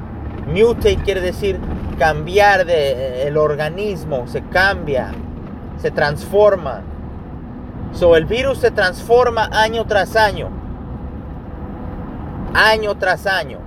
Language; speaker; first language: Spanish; early bilingual, heritage; Spanish